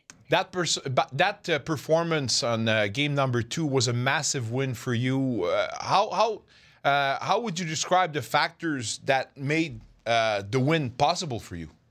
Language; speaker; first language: English; non-native, fluent; French